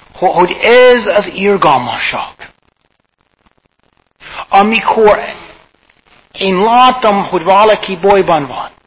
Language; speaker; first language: Hungarian; non-native, fluent; English